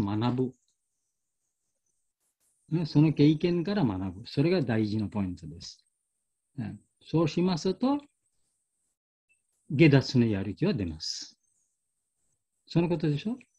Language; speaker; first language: Japanese; non-native, learner; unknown